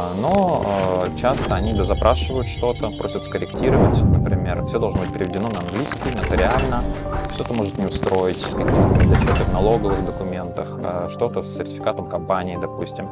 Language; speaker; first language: Russian; native; Russian